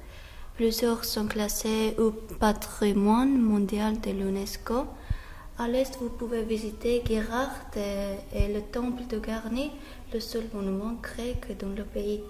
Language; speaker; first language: French; non-native, fluent; Armenian